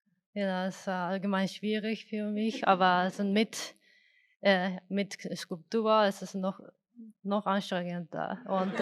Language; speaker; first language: German; non-native, fluent; Japanese